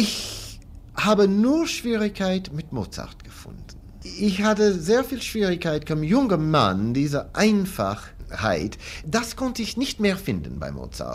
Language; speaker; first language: German; non-native, fluent; English